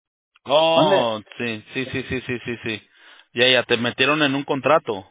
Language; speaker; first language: Spanish; early bilingual, heritage; Spanish